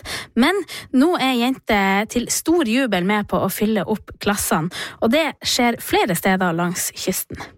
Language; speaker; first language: Norwegian; native; Norwegian